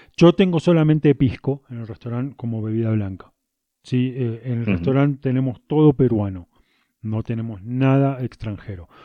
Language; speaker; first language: Spanish; native; Spanish